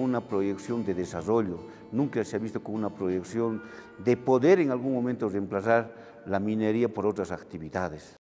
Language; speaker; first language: Spanish; native; Spanish